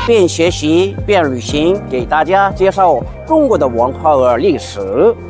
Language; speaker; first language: Chinese; non-native, fluent; Korean